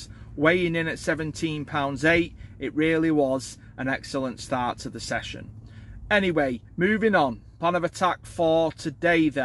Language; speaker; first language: English; native; English